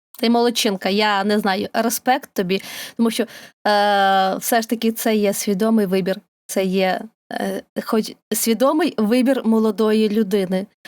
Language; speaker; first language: Ukrainian; native; Ukrainian